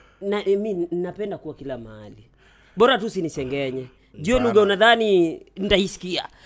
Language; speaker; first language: Swahili; native; Swahili